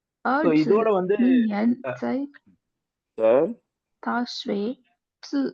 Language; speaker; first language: Chinese; non-native, learner; Tamil